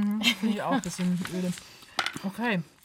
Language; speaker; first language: German; native; German